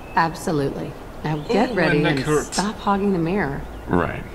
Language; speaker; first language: English; non-native, fluent; German